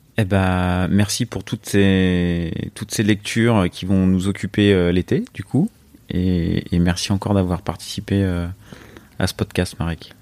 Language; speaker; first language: French; native; French